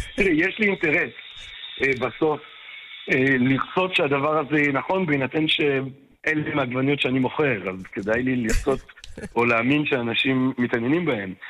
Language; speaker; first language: Hebrew; non-native, fluent; French